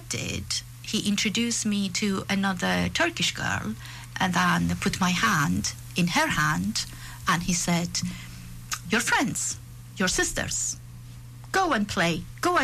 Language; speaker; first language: English; non-native, fluent; Persian